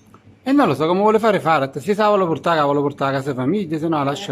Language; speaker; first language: Italian; native; Italian